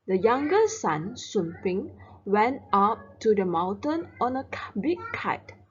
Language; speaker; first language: English; non-native, local second language; Chinese